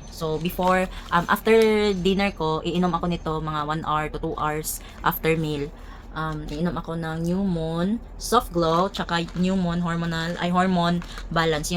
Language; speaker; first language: Filipino; non-native, local second language; Cebuano